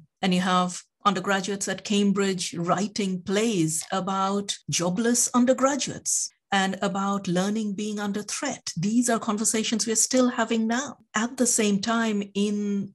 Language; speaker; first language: English; non-native, local second language; Bangla